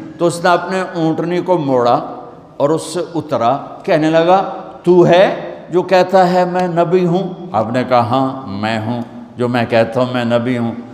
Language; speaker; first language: Urdu; non-native, local second language; Punjabi